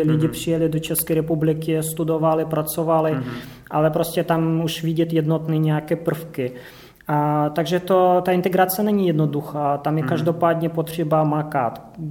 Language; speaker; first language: Czech; non-native, fluent; Russian